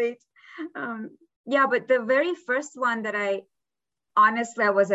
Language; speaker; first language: English; non-native, fluent; Ukrainian